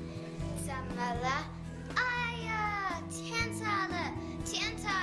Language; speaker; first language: Chinese; non-native, learner; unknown